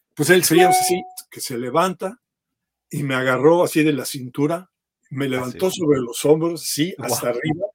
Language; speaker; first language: Spanish; native; Spanish